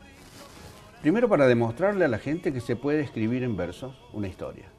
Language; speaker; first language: Spanish; native; Spanish